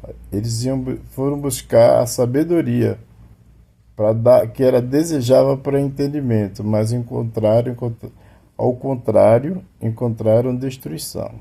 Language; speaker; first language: Portuguese; native; Portuguese